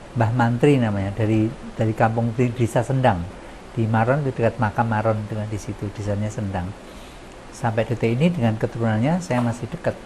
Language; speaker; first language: Indonesian; non-native, local second language; Javanese